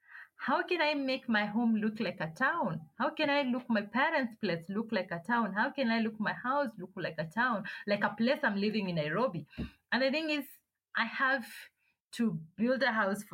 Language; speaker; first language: English; non-native, local second language; Masai